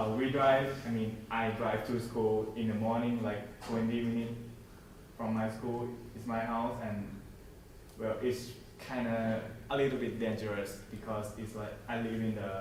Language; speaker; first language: English; non-native, learner; Thai